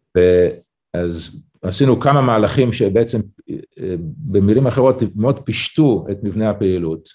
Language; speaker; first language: Hebrew; native; Hebrew